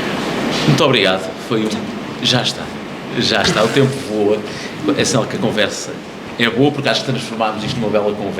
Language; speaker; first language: Portuguese; native; Portuguese